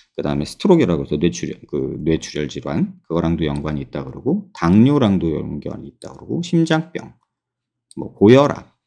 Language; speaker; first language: Korean; native; Korean